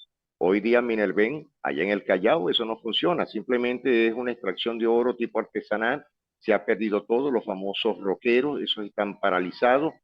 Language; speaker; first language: Spanish; native; Spanish